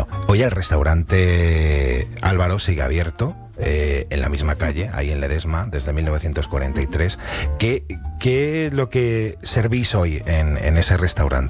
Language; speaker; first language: Spanish; native; Spanish